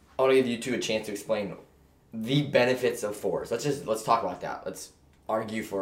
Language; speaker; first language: English; native; English